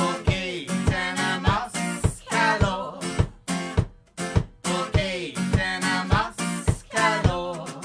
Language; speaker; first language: Spanish; non-native, learner; English